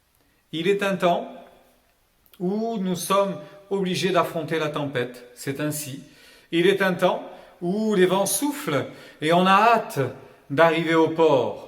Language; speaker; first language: French; native; French